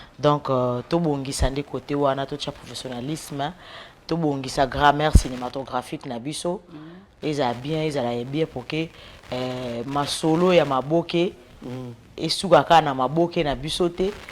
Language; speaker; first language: Lingala; non-native, local second language; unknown